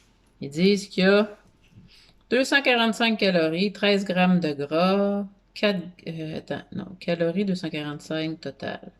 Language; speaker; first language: French; native; French